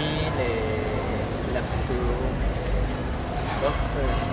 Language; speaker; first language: French; non-native, learner; Spanish